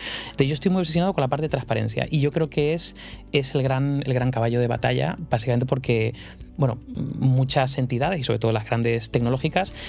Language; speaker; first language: Spanish; native; Spanish